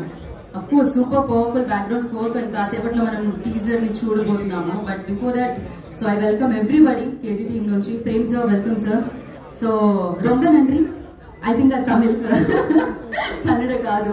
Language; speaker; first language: Telugu; native; Telugu